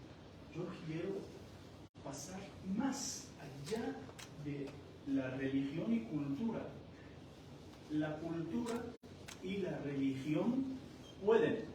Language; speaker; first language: Spanish; non-native, fluent; Persian